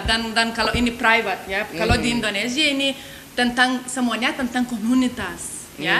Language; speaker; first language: Indonesian; non-native, learner; Lithuanian